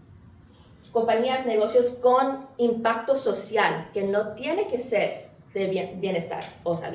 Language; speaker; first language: Spanish; early bilingual, heritage; English